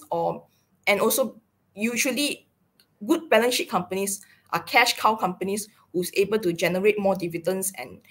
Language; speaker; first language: English; non-native, local second language; Chinese